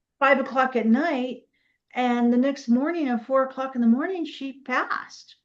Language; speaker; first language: English; native; English